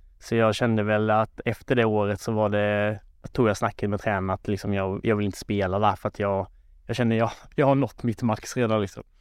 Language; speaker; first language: Swedish; native; Swedish